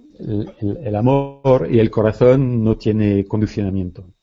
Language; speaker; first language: Spanish; non-native, learner; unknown